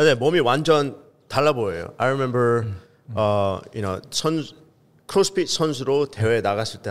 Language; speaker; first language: Korean; early bilingual, heritage; Korean